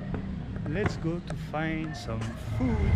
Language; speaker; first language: English; non-native, fluent; French